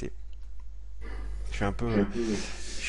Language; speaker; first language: French; native; French